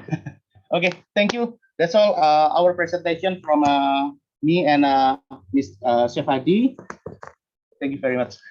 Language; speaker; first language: English; non-native, learner; Indonesian